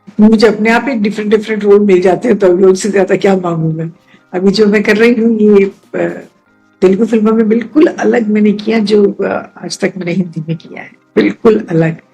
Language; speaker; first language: Hindi; native; Hindi